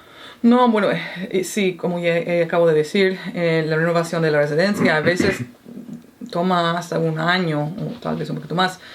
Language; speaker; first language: Spanish; non-native, fluent; English